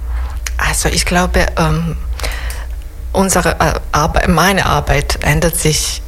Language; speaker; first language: German; non-native, fluent; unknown